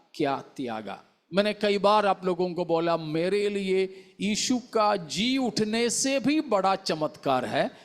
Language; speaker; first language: Hindi; non-native, local second language; Malayalam